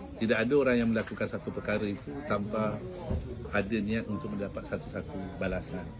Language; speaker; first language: Malay; native; Malay